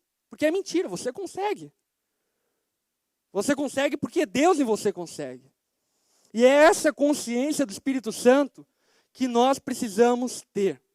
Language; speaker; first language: Portuguese; native; Portuguese